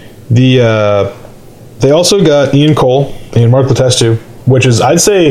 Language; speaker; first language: English; native; English